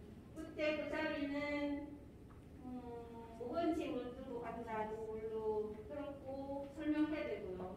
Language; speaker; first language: Korean; non-native, fluent; Filipino